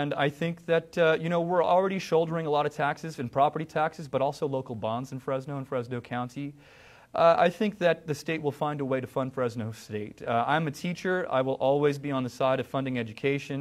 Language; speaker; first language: English; native; English